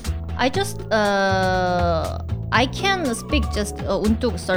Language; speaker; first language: English; non-native, learner; Korean